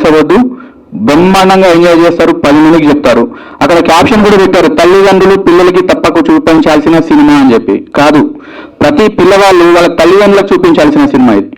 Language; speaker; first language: Telugu; native; Telugu